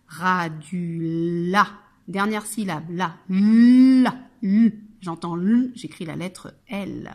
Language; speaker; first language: French; native; French